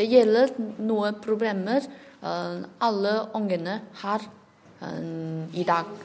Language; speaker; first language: Norwegian; non-native, learner; Chinese